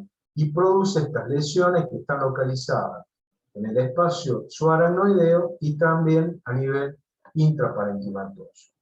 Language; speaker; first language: Spanish; native; Spanish